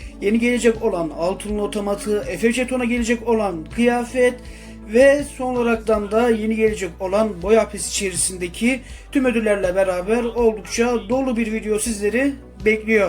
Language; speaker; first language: Turkish; native; Turkish